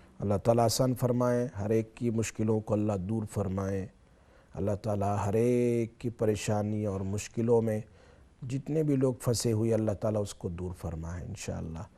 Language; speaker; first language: Urdu; native; Urdu